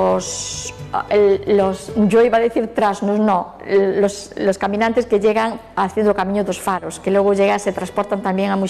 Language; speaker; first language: Spanish; native; Spanish